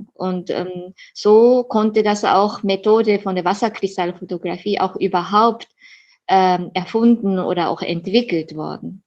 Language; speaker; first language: German; non-native, fluent; Japanese